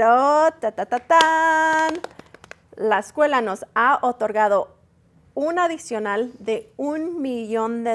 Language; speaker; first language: Spanish; early bilingual, heritage; Spanish